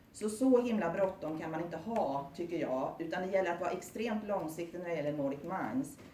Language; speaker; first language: Swedish; native; Swedish